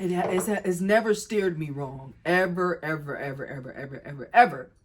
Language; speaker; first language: English; native; English